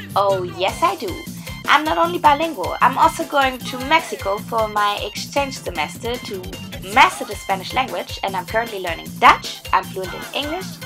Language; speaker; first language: English; non-native, fluent; German